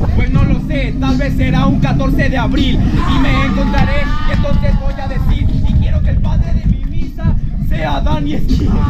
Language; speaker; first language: Spanish; native; Spanish